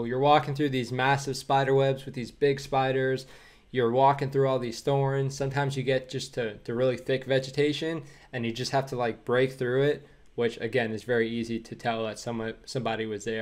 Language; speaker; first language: English; native; English